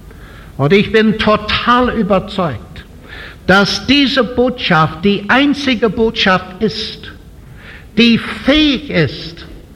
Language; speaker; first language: German; non-native, fluent; English